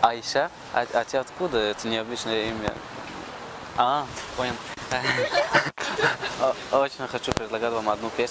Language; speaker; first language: Russian; non-native, local second language; Tajik